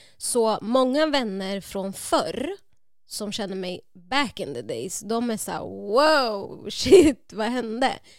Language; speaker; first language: Swedish; native; Swedish